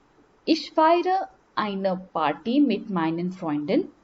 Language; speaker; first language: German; non-native, learner; Marathi